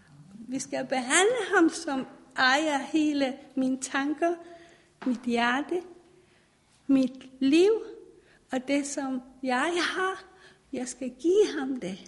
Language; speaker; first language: Danish; non-native, fluent; Persian